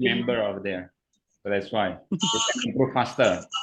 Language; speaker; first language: English; non-native, fluent; Indonesian